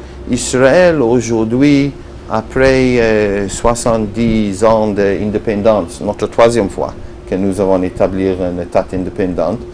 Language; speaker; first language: French; non-native, learner; Hebrew